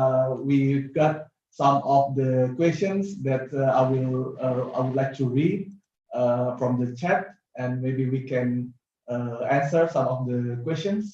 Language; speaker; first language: English; non-native, fluent; Indonesian